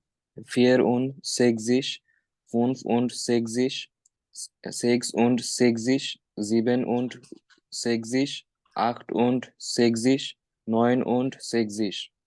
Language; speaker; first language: German; non-native, learner; Bangla